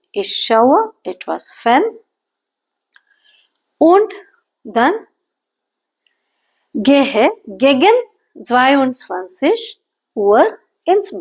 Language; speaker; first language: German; non-native, fluent; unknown